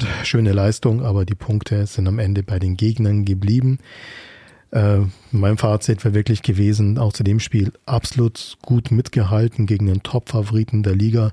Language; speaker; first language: German; native; German